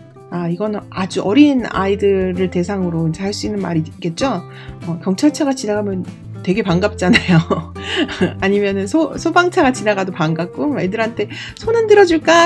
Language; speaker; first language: Korean; native; Korean